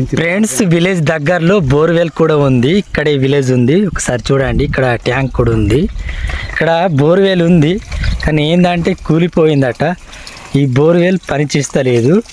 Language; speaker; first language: Telugu; native; Telugu